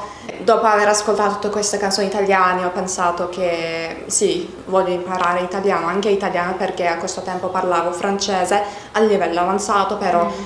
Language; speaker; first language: Italian; non-native, learner; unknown